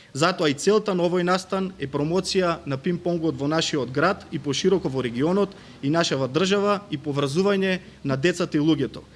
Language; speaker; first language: Macedonian; native; Macedonian